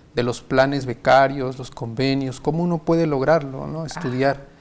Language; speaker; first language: Spanish; native; Spanish